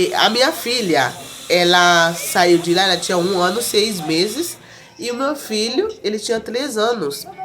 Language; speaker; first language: Portuguese; non-native, fluent; Haitian Creole